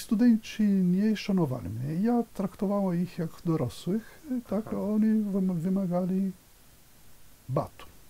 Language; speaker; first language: Polish; non-native, fluent; Italian